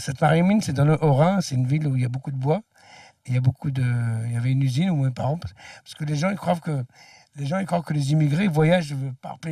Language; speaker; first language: French; early bilingual, other home language; Arabic